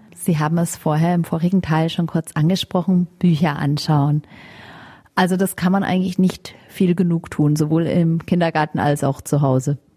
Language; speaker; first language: German; native; German